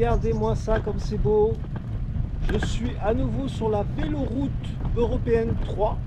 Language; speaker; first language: French; native; French